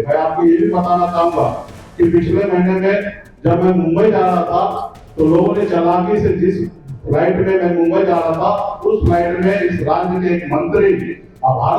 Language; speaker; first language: Hindi; native; Hindi